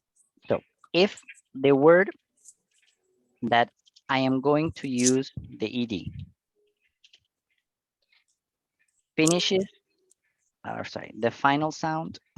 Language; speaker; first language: English; non-native, fluent; Spanish